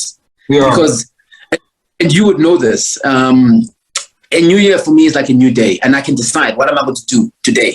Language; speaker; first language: English; non-native, local second language; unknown